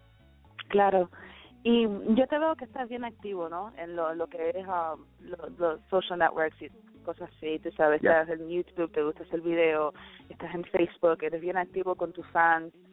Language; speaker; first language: Spanish; early bilingual, heritage; Spanish